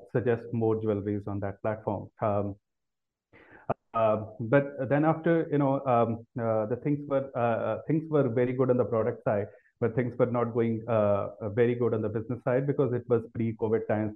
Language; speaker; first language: English; non-native, local second language; Hindi